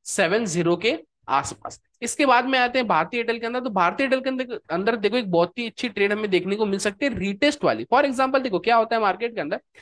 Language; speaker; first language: Hindi; native; Hindi